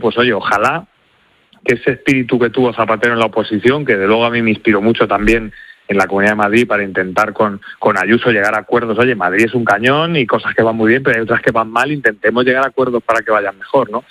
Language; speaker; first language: Spanish; native; Spanish